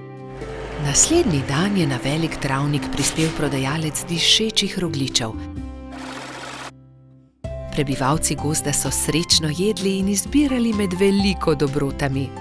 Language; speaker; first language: Slovenian; native; Slovenian